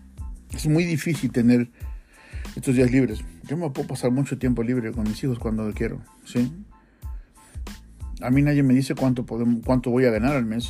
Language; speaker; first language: Spanish; native; Spanish